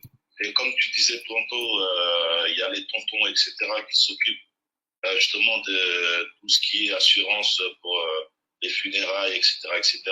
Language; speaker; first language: French; native; French